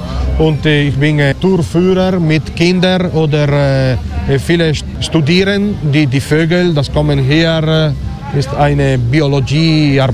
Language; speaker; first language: German; non-native, learner; Italian